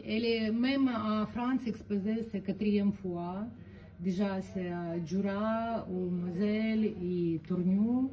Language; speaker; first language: French; non-native, learner; Ukrainian